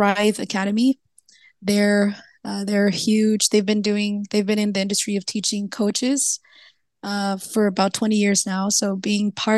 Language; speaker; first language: English; non-native, local second language; Cebuano